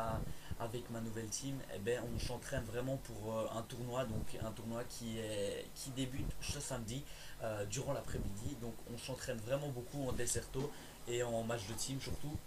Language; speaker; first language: French; native; French